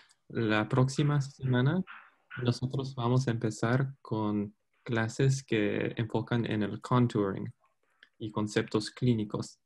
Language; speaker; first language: Spanish; non-native, fluent; English